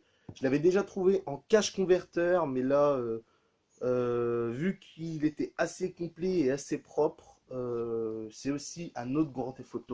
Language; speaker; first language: French; native; French